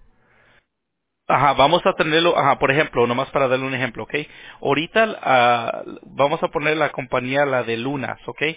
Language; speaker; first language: Spanish; early bilingual, heritage; Spanish